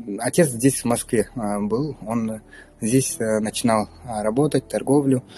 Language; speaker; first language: Russian; early bilingual, other home language; Pashto